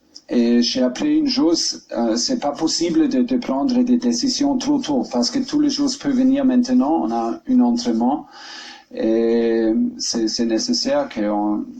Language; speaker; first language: French; non-native, learner; German